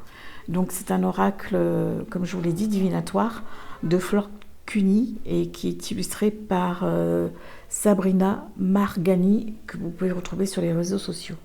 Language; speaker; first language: French; native; French